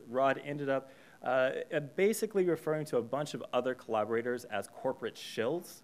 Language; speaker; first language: English; native; English